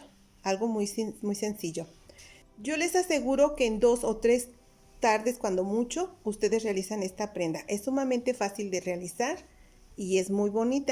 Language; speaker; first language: Spanish; native; Spanish